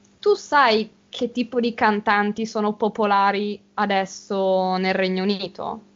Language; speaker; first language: Italian; native; Italian